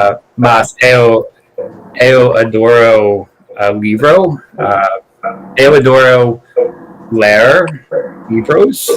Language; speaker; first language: Portuguese; non-native, learner; English